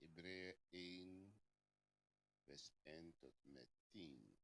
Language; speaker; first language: Dutch; non-native, fluent; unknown